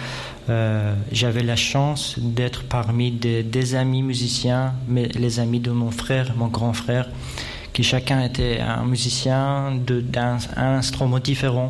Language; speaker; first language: French; non-native, fluent; Persian